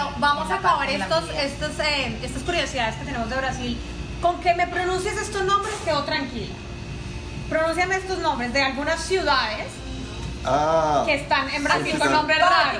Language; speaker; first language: Spanish; native; Spanish